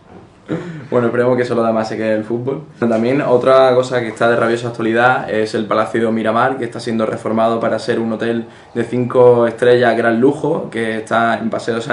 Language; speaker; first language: Spanish; native; Spanish